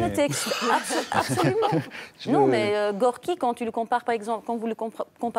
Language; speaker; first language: French; non-native, local second language; Dutch